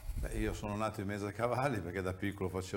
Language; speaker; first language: Italian; native; Italian